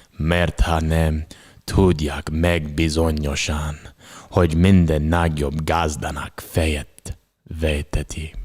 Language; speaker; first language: Hungarian; non-native, learner; English